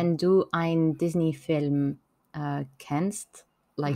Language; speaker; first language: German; non-native, learner; French